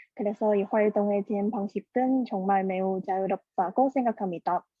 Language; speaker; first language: Korean; non-native, fluent; Chinese